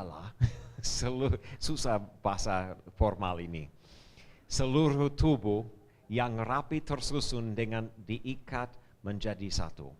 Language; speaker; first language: Indonesian; non-native, fluent; English